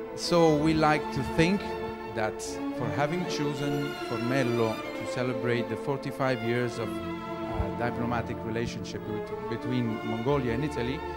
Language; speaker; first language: English; non-native, fluent; Italian